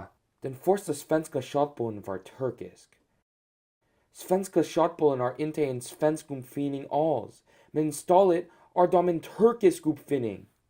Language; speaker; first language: Swedish; non-native, learner; English